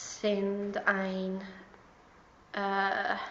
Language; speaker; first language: German; non-native, learner; English